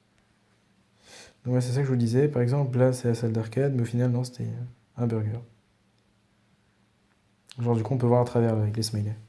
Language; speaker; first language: French; native; French